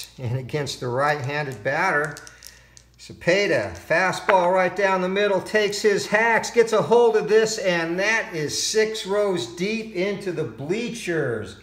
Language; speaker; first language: English; native; English